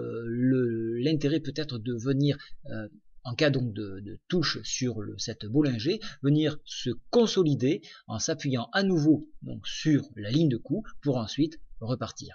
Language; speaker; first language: French; native; French